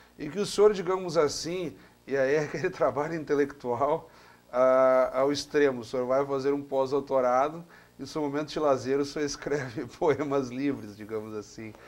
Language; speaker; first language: Portuguese; native; Portuguese